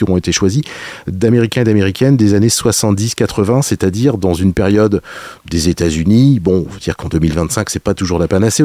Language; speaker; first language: French; native; French